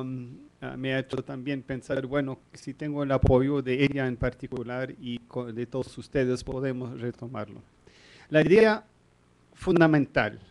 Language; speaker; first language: Spanish; non-native, fluent; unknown